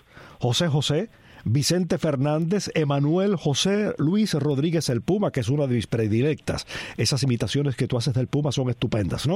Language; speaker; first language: Spanish; native; Spanish